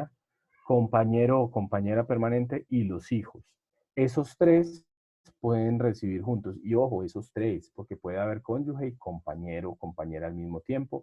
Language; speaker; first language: Spanish; native; Spanish